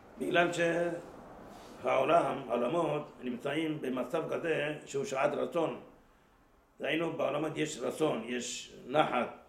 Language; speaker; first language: Hebrew; native; Hebrew